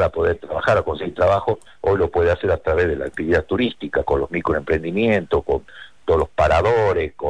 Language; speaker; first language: Spanish; native; Spanish